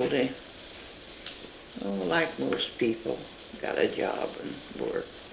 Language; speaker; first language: English; non-native, fluent; Swedish